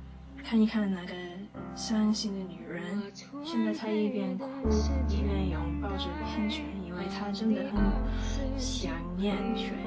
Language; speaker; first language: Chinese; non-native, learner; English